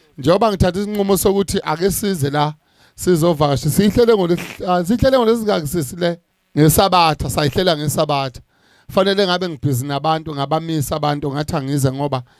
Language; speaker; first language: Zulu; native; Zulu